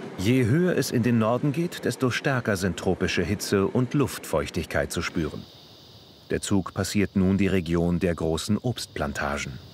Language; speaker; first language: German; native; German